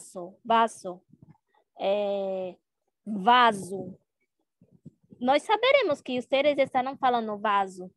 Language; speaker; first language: Spanish; non-native, learner; Portuguese